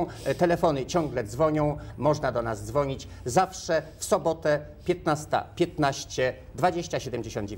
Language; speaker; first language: Polish; native; Polish